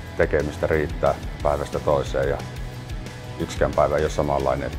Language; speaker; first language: Finnish; native; Finnish